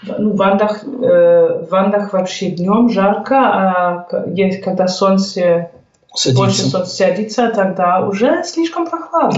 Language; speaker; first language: Russian; non-native, fluent; German